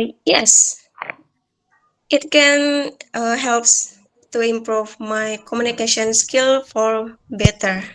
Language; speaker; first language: English; non-native, learner; Balinese